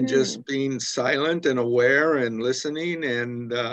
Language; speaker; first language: English; native; English